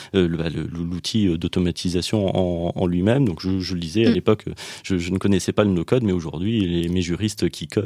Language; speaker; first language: French; native; French